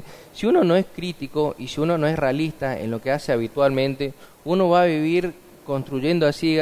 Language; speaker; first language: Spanish; native; Spanish